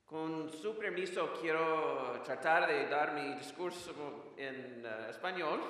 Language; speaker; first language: Spanish; non-native, fluent; English